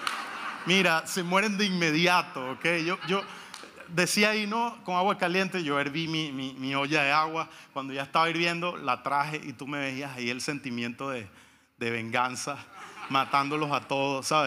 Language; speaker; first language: Spanish; native; Spanish